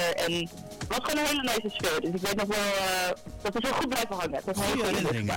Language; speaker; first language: Dutch; native; Dutch